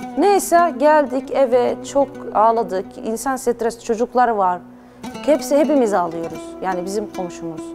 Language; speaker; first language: Turkish; non-native, learner; Arabic